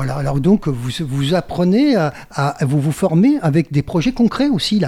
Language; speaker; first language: French; native; French